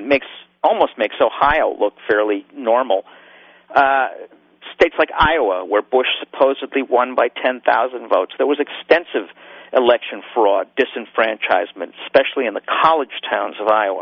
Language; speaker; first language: English; native; English